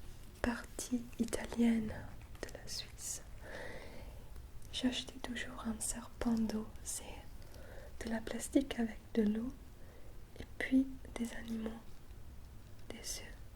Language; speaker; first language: French; non-native, fluent; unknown